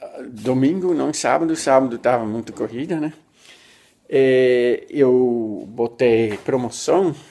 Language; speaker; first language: Portuguese; non-native, learner; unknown